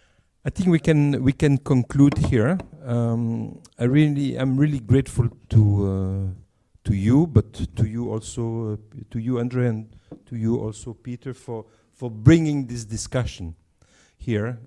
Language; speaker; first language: English; non-native, fluent; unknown